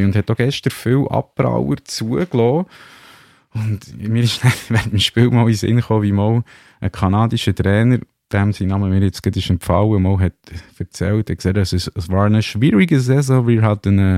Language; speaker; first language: German; native; German